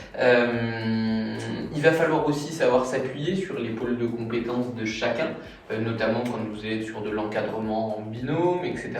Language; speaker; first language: French; native; French